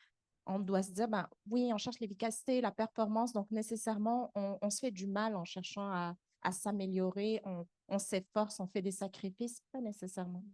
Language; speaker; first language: French; native; French